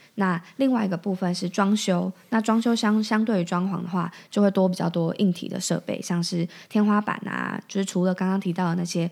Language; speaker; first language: Chinese; native; Chinese